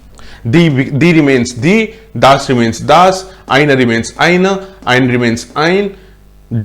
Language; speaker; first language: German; non-native, fluent; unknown